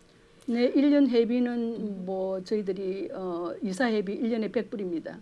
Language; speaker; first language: Korean; native; Korean